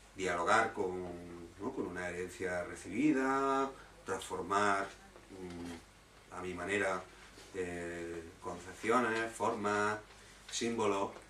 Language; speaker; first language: Spanish; native; Spanish